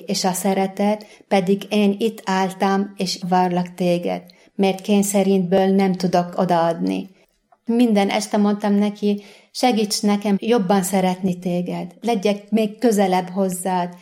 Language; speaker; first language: Hungarian; non-native, fluent; Arabic